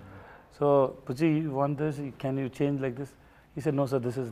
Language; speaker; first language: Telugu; non-native, learner; Tamil